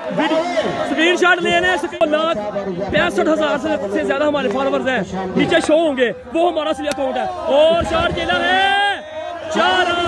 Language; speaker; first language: Urdu; non-native, local second language; Punjabi